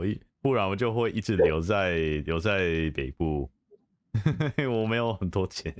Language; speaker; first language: Chinese; non-native, fluent; English